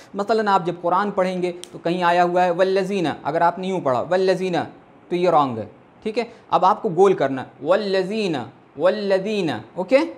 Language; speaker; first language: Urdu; native; Urdu